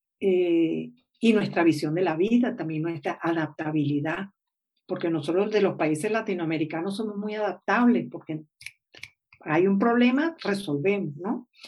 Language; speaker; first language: Spanish; native; Spanish